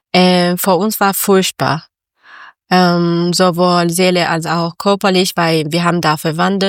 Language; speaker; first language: German; non-native, learner; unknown